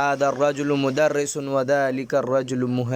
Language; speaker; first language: Arabic; non-native, fluent; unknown